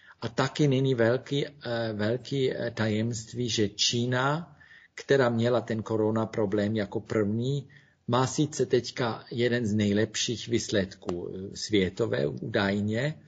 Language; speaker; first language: Czech; non-native, fluent; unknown